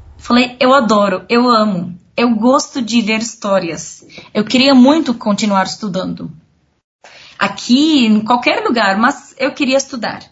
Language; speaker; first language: Portuguese; non-native, fluent; Arabic